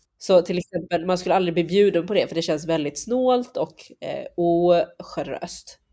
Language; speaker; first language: Swedish; early bilingual, other home language; Chinese